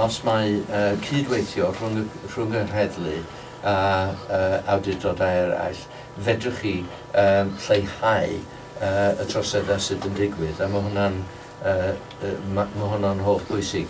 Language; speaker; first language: Welsh; non-native, local second language; English